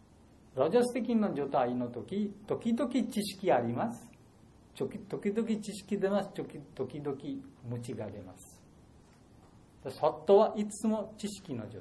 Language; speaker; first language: Japanese; non-native, learner; Bangla